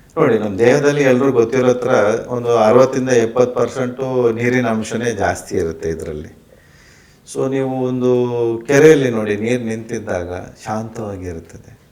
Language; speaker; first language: Kannada; non-native, local second language; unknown